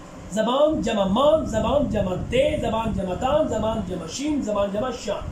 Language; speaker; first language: Persian; non-native, fluent; Urdu